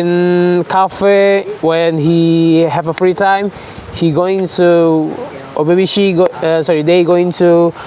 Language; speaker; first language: English; non-native, learner; Indonesian